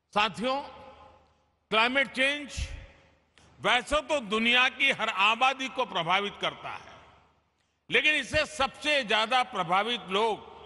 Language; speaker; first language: Hindi; non-native, local second language; Gujarati